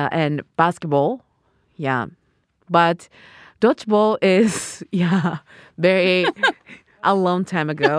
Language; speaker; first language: English; non-native, learner; Japanese